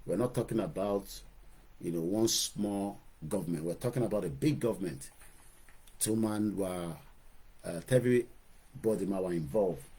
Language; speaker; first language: English; non-native, local second language; Yoruba